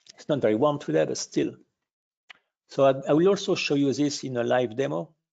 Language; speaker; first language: English; non-native, fluent; French